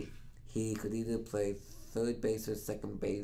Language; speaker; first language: English; native; English